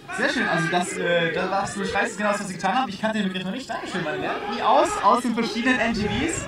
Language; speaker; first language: German; native; German